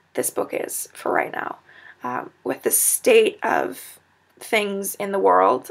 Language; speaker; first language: English; native; English